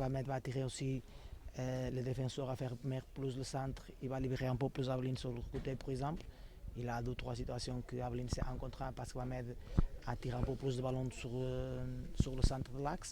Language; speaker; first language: French; non-native, fluent; Portuguese